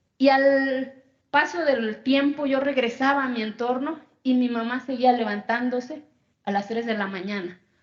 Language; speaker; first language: Spanish; non-native, local second language; Zapotec